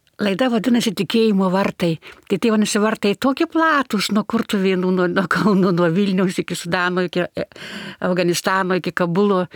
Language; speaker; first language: Lithuanian; native; Lithuanian